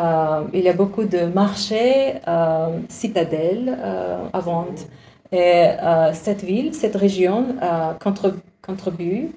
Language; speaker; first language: French; non-native, learner; Uzbek